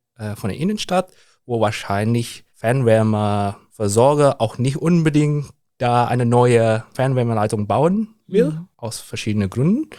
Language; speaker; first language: German; non-native, fluent; Indonesian